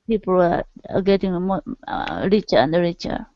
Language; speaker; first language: English; non-native, learner; Japanese